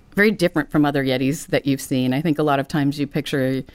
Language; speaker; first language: English; native; English